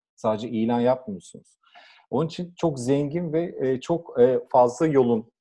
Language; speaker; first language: Turkish; native; Turkish